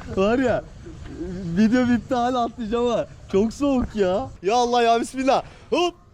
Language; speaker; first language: Turkish; native; Turkish